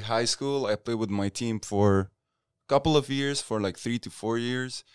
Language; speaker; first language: English; non-native, fluent; Arabic